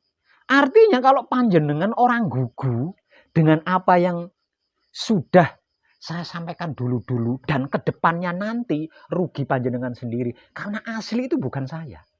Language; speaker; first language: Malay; non-native, local second language; Javanese